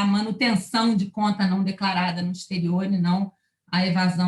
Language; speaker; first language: Portuguese; native; Portuguese